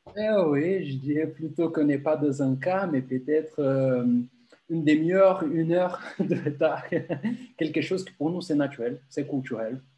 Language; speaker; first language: French; non-native, fluent; Portuguese